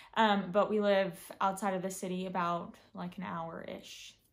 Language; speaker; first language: English; native; English